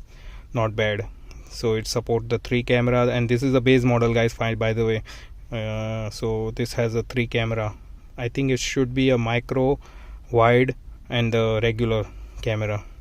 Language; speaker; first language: English; non-native, fluent; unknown